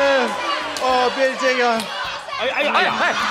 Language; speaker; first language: Chinese; non-native, fluent; English